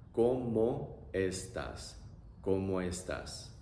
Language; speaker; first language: Spanish; non-native, fluent; English